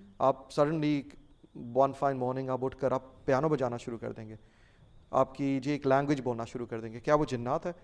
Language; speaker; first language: Urdu; non-native, local second language; Punjabi